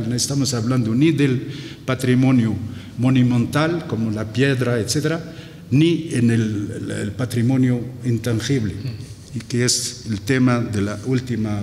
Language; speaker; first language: Spanish; non-native, fluent; Arabic